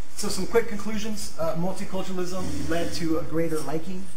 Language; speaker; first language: English; native; English